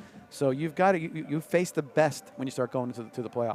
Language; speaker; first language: English; native; English